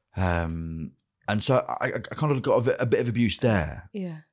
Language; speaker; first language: English; native; English